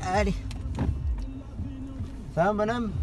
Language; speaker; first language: French; native; French